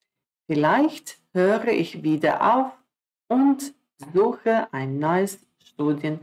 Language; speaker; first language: German; non-native, fluent; Croatian